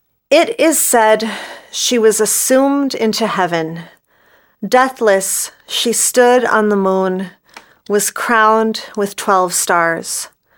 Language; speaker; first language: English; native; English